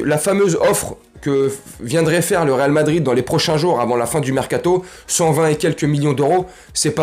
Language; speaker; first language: French; native; French